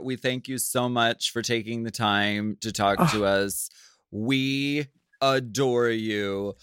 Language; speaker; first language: English; native; English